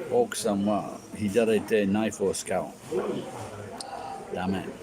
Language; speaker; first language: Japanese; non-native, learner; English